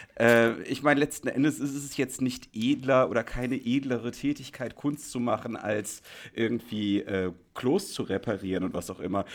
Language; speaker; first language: German; native; German